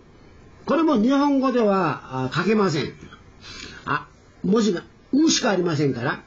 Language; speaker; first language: Japanese; native; Japanese